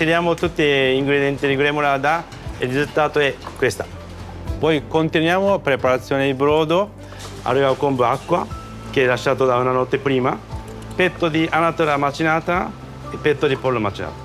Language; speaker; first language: Italian; non-native, learner; Japanese